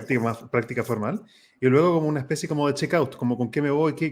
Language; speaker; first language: Spanish; native; Spanish